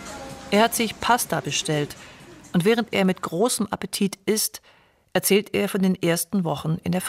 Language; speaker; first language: German; native; German